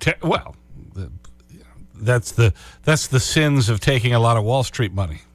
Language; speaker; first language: English; native; English